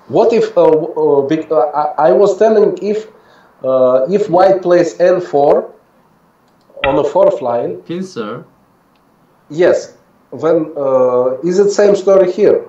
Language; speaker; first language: English; non-native, fluent; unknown